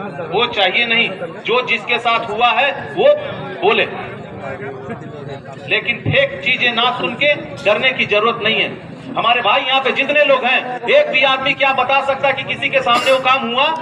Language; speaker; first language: Hindi; native; Hindi